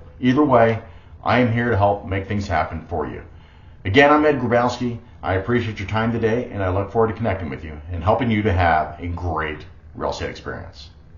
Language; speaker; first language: English; native; English